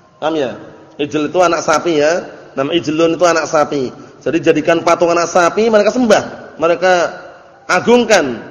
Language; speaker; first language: Indonesian; native; Indonesian